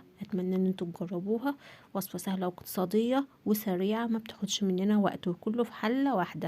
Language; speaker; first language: Arabic; native; Arabic